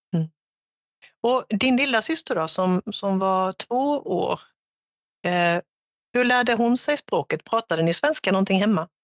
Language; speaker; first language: Swedish; native; Swedish